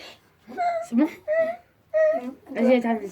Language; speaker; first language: French; native; French